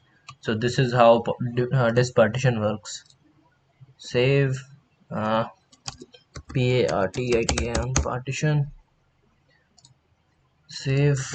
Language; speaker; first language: English; non-native, local second language; Hindi